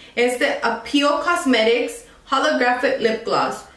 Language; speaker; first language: Spanish; early bilingual, other home language; English